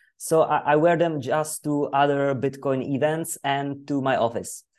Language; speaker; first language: English; non-native, fluent; Czech